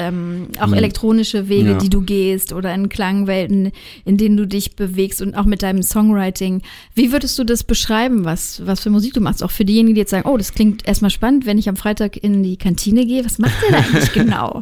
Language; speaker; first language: German; native; German